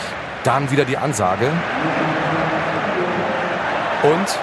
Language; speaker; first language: German; native; German